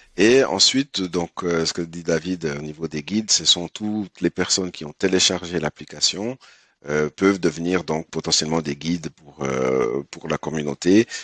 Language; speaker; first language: French; early bilingual, other home language; Haitian Creole